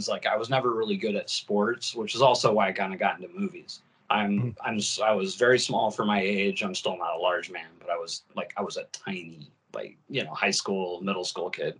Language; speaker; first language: English; native; English